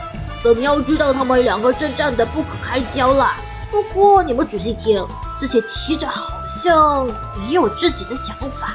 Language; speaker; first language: Chinese; native; Chinese